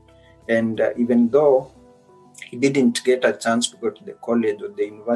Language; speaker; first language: English; non-native, local second language; Luyia